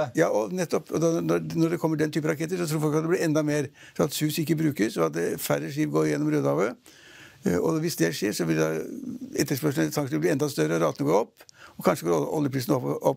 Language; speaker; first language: Norwegian; native; Norwegian